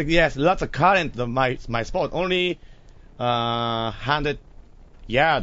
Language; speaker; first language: English; non-native, learner; Japanese